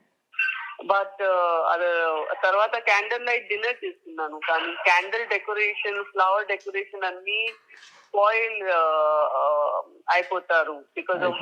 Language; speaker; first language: Telugu; non-native, learner; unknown